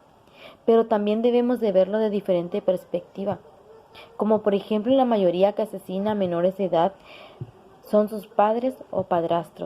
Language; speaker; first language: Spanish; native; Spanish